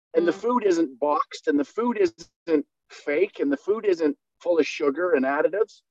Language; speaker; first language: English; native; English